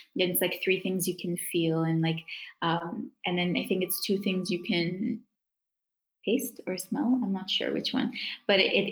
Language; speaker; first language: English; native; English